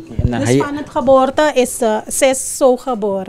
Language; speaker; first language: Dutch; non-native, local second language; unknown